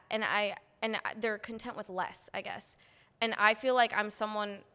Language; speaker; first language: English; native; English